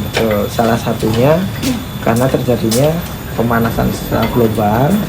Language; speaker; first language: Indonesian; native; Indonesian